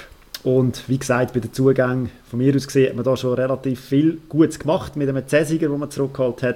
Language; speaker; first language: German; native; German